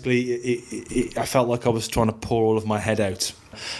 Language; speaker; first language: English; native; English